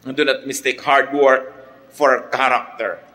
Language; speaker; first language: English; non-native, local second language; Filipino